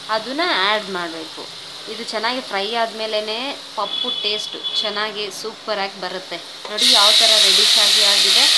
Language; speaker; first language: Kannada; non-native, local second language; Telugu